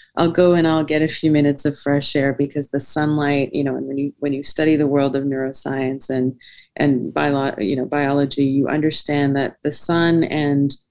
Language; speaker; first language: English; native; English